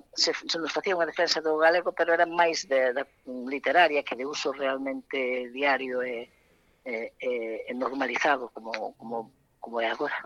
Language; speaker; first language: Galician; non-native, local second language; Spanish